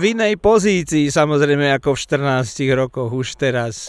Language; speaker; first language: Slovak; native; Slovak